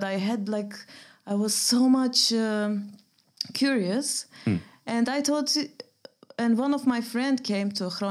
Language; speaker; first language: English; non-native, fluent; Turkish